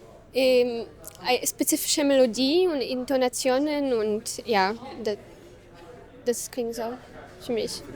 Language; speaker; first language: German; non-native, learner; Ukrainian